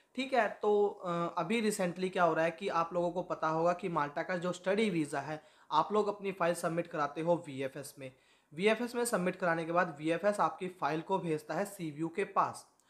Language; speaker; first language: Hindi; native; Hindi